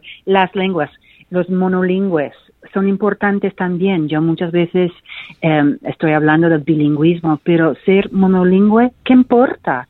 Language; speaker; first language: Spanish; non-native, fluent; English